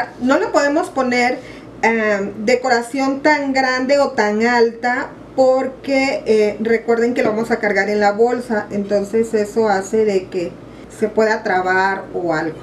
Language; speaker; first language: Spanish; native; Spanish